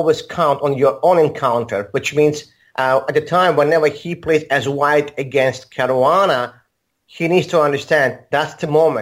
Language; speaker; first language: English; non-native, fluent; Azerbaijani